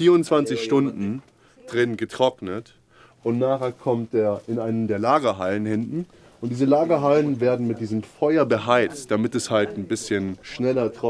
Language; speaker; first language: German; native; German